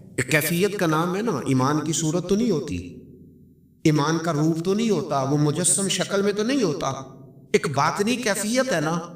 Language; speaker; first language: Urdu; non-native, local second language; Punjabi